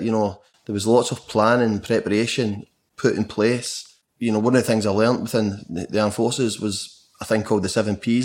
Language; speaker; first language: English; native; English